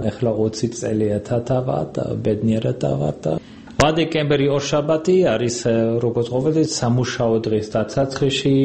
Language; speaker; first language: Georgian; non-native, fluent; German